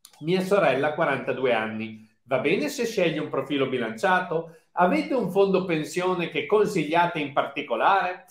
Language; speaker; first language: Italian; native; Italian